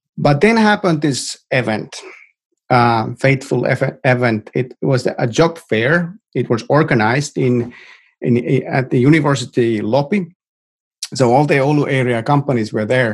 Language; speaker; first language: English; non-native, fluent; Finnish